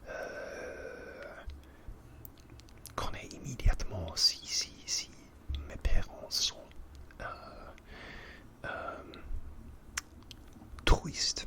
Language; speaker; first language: French; non-native, learner; English